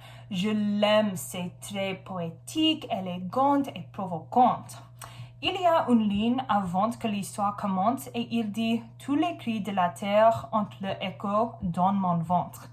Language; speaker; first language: French; non-native, learner; English